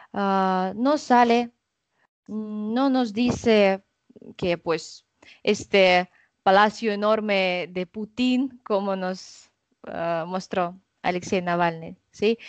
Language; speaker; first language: Spanish; non-native, fluent; Russian